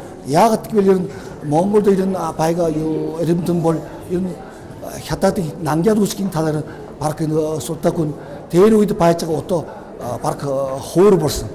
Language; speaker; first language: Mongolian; non-native, fluent; Korean